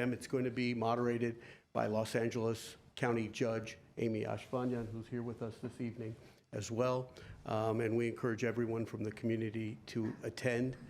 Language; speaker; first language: English; early bilingual, other home language; Armenian